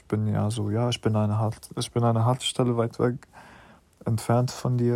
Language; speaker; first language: German; non-native, learner; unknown